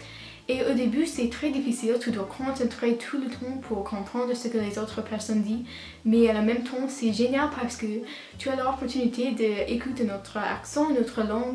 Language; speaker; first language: French; non-native, learner; English